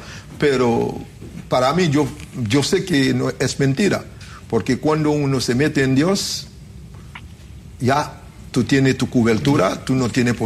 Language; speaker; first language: Spanish; non-native, fluent; Haitian Creole